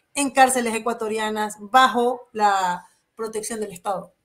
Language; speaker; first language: Spanish; native; Spanish